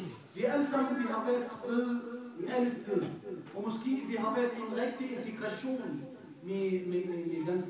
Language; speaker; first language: Danish; non-native, fluent; Arabic